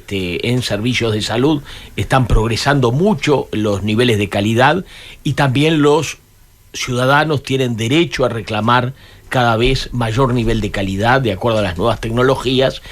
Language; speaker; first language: Spanish; native; Spanish